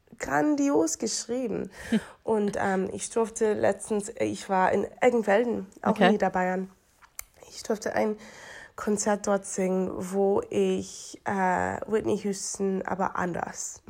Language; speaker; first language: German; early bilingual, heritage; English